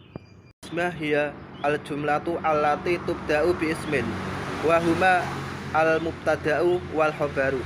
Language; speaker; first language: Arabic; non-native, learner; Indonesian